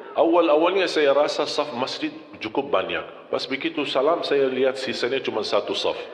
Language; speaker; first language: Malay; non-native, fluent; Arabic